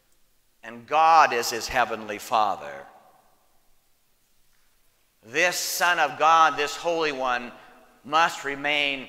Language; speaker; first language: English; native; English